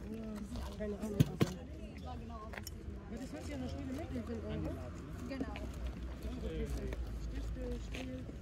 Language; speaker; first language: German; non-native, learner; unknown